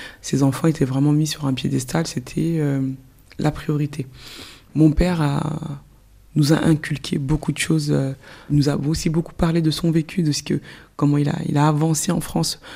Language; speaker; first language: French; early bilingual, other home language; Soninke